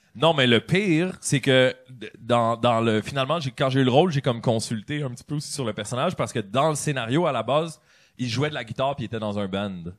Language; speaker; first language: French; native; French